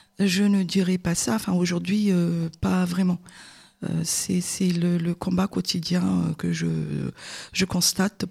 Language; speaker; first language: French; non-native, local second language; Malagasy